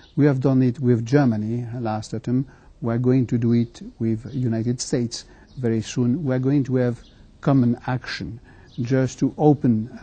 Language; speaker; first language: English; non-native, fluent; French